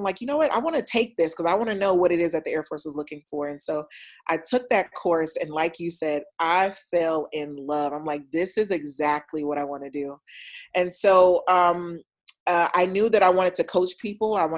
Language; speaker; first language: English; native; English